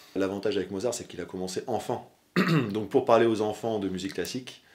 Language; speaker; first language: French; native; French